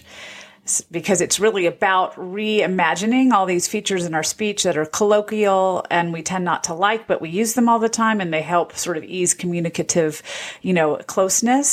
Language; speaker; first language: English; native; English